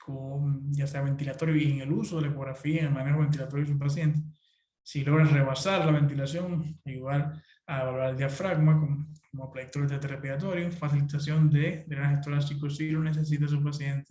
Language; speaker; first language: Spanish; native; Spanish